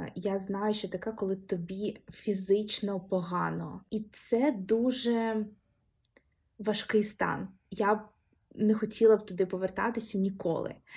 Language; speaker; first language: Ukrainian; non-native, local second language; Russian